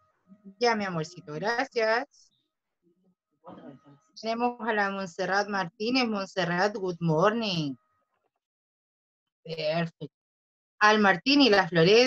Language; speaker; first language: Spanish; native; Spanish